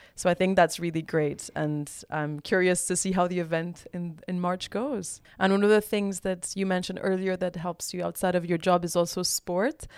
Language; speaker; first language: English; non-native, fluent; Spanish